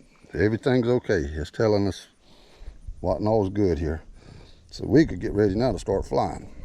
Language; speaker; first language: English; native; English